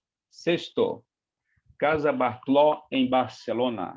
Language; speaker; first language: Spanish; non-native, learner; Portuguese